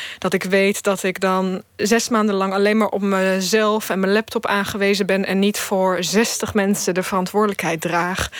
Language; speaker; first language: Dutch; early bilingual, other home language; Bosnian